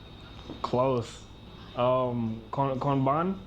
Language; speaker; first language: English; native; English